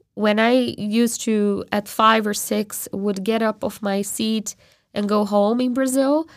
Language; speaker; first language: English; non-native, fluent; Portuguese